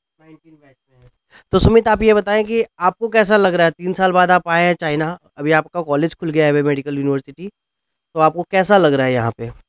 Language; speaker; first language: Hindi; native; Hindi